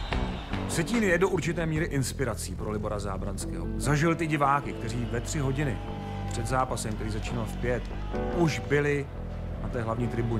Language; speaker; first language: Czech; native; Czech